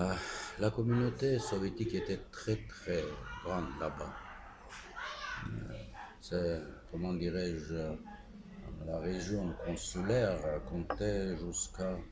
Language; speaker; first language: French; non-native, fluent; Armenian